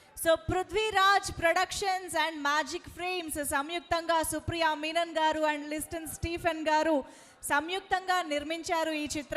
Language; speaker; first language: Telugu; native; Telugu